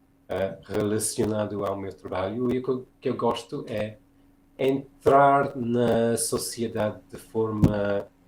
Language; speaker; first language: Portuguese; non-native, fluent; English